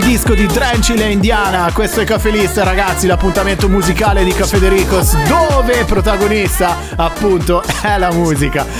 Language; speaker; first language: Italian; native; Italian